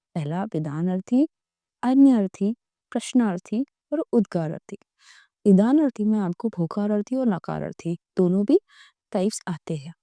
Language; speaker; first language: Hindi; non-native, local second language; Marathi